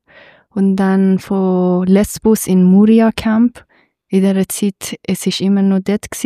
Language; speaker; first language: German; non-native, fluent; Persian